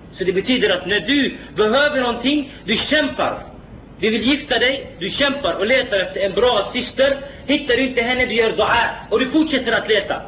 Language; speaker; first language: Swedish; non-native, fluent; Arabic